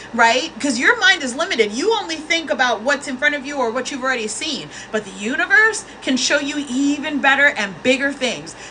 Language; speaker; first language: English; native; English